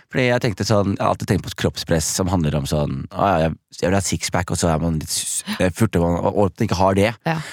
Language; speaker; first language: Norwegian; early bilingual, other home language; Somali